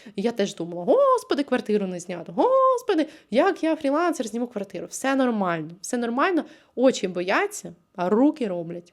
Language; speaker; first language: Ukrainian; native; Ukrainian